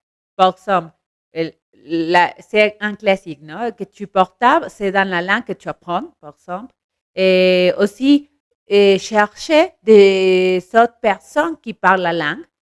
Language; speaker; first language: French; non-native, learner; Spanish